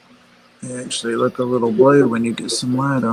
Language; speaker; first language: English; native; English